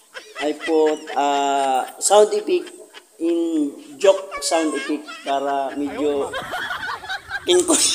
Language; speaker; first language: English; non-native, learner; Filipino